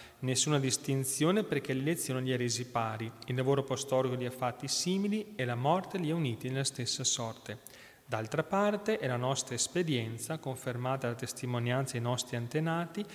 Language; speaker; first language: Italian; native; Italian